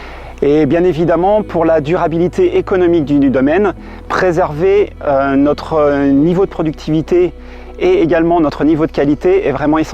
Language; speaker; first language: French; native; French